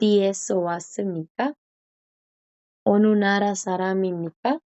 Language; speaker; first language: Korean; non-native, fluent; Spanish